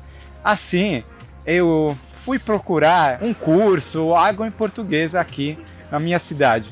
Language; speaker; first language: Portuguese; non-native, fluent; Italian